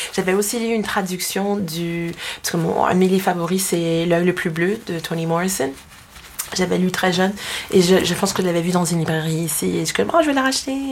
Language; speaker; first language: French; non-native, fluent; English